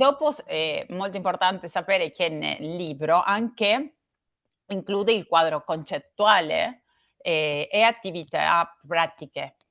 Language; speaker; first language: Italian; non-native, learner; Spanish